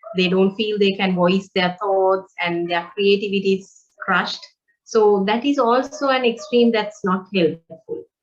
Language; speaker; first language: English; non-native, local second language; Sinhala